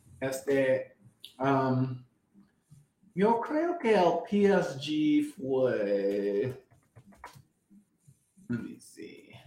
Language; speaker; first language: Spanish; non-native, fluent; English